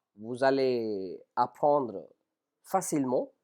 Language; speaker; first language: French; non-native, fluent; Hindi